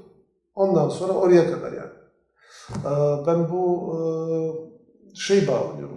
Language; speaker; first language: Turkish; non-native, fluent; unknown